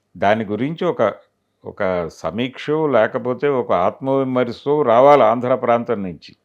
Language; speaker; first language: Telugu; native; Telugu